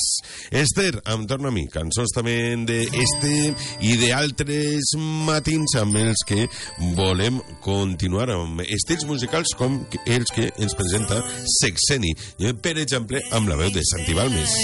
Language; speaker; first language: Catalan; native; Catalan